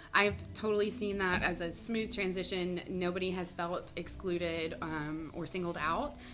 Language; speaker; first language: English; native; English